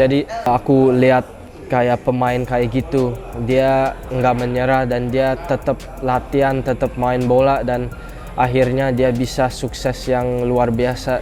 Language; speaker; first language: Indonesian; early bilingual, heritage; English